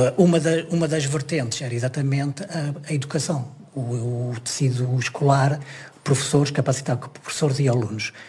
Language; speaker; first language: Portuguese; native; Portuguese